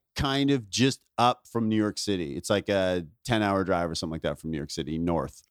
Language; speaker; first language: English; native; English